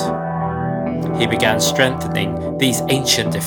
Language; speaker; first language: English; native; English